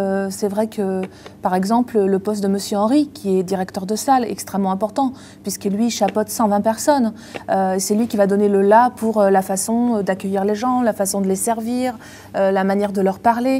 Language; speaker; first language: French; native; French